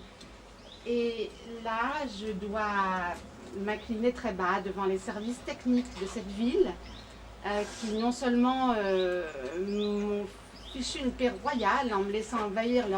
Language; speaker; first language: French; native; French